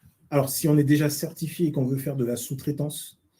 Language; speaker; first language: French; native; French